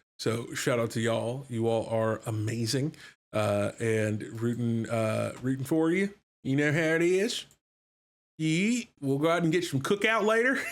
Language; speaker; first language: English; native; English